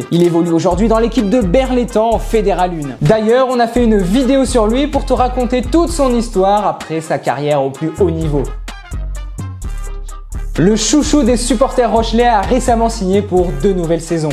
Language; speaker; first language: French; native; French